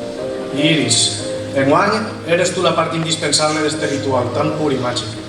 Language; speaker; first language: Catalan; native; Catalan